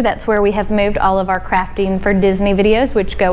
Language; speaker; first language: English; native; English